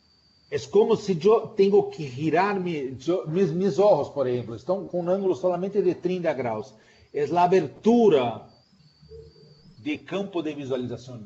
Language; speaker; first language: Spanish; non-native, fluent; Portuguese